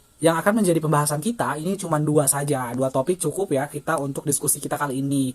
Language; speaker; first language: Indonesian; non-native, local second language; Sundanese